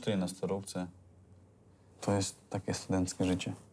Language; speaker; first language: Polish; non-native, fluent; Chechen